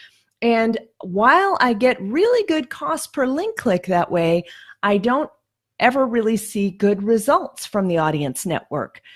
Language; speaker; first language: English; native; English